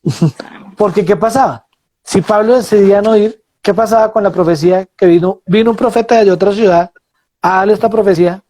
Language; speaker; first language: Spanish; native; Spanish